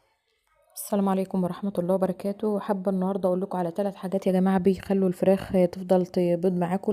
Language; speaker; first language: Arabic; native; Arabic